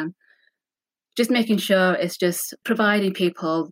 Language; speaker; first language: English; native; English